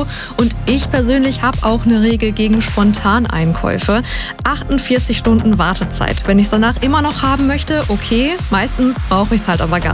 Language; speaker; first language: German; native; German